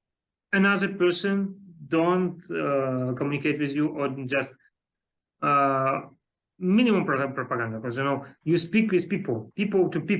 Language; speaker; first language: English; non-native, learner; Russian